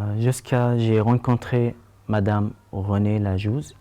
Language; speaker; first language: French; non-native, learner; Arabic